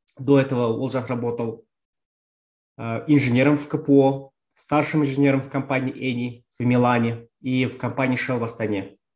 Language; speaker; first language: Russian; non-native, local second language; Kazakh